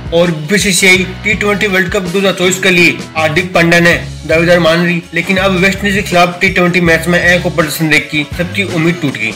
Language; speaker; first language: Hindi; native; Hindi